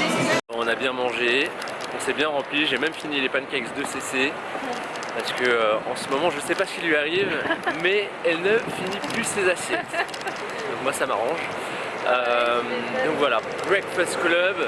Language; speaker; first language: French; native; French